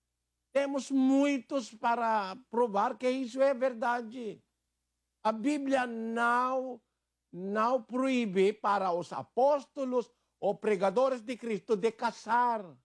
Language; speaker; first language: Portuguese; non-native, learner; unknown